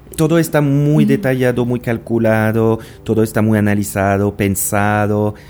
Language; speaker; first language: Spanish; non-native, fluent; French